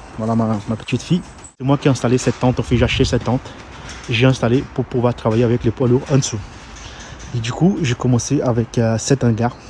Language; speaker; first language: French; non-native, fluent; Portuguese